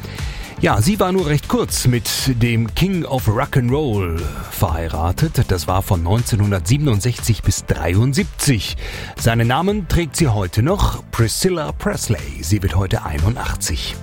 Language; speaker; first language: German; native; German